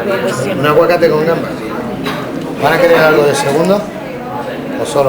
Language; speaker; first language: Spanish; native; Spanish